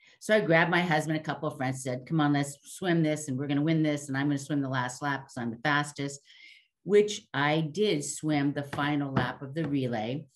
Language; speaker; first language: English; native; English